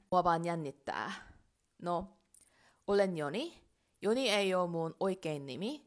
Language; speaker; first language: Finnish; non-native, learner; Korean